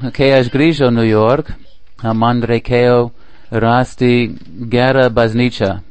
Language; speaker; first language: Lithuanian; non-native, learner; English